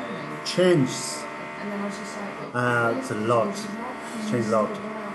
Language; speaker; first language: English; non-native, learner; Chinese